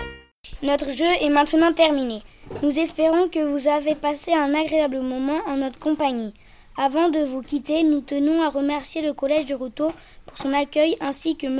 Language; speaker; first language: French; native; French